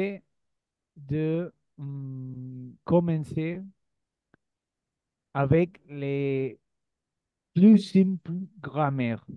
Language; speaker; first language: French; non-native, learner; Spanish